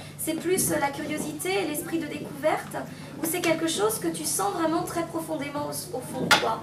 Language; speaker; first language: French; native; French